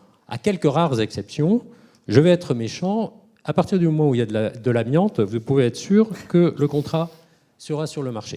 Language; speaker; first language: French; native; French